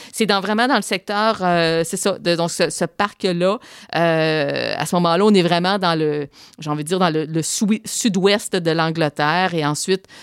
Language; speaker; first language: French; native; French